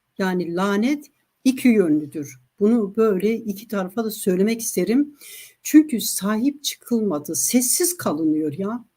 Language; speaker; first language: Turkish; non-native, local second language; Kurdish